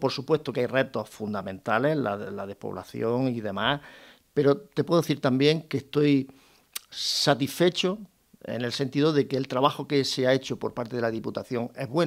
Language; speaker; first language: Spanish; native; Spanish